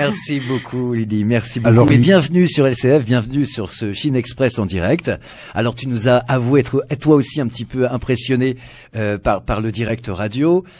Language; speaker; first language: French; native; French